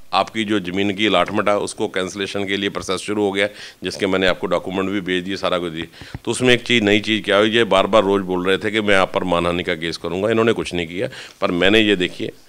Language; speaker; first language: Hindi; non-native, local second language; Punjabi